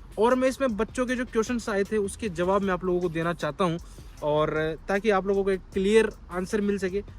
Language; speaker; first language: Hindi; native; Hindi